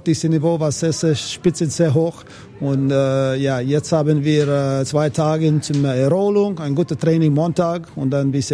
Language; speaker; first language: German; non-native, fluent; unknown